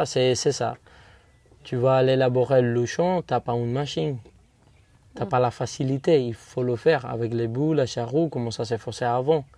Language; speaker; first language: French; non-native, fluent; Spanish